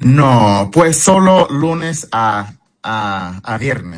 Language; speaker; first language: Spanish; early bilingual, heritage; English